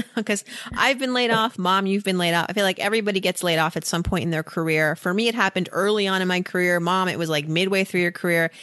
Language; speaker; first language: English; native; English